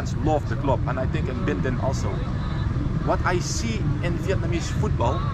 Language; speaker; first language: English; non-native, fluent; Dutch